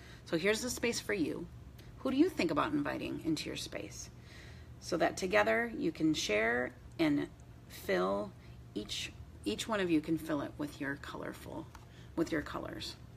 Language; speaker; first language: English; native; English